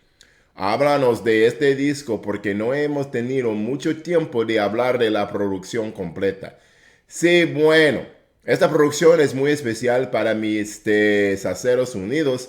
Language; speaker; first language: Spanish; non-native, fluent; English